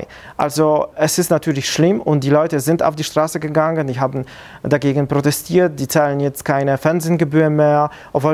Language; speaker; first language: German; non-native, fluent; Polish